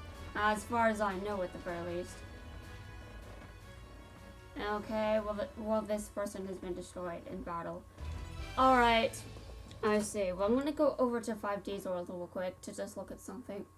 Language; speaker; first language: English; native; English